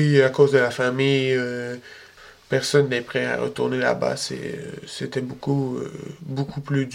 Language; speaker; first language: French; early bilingual, other home language; Spanish